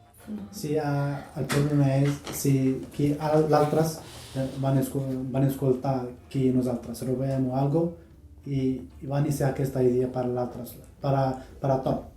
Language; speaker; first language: Catalan; non-native, learner; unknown